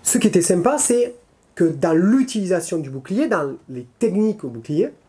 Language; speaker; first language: French; native; French